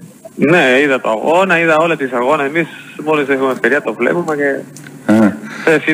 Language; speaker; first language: Greek; non-native, learner; Spanish